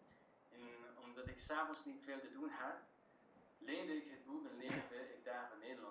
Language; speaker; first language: Dutch; non-native, learner; Slovak